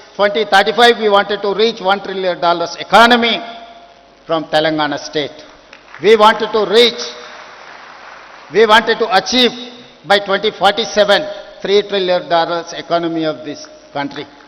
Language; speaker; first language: English; non-native, local second language; Telugu